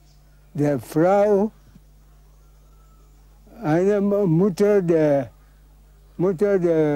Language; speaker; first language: German; non-native, learner; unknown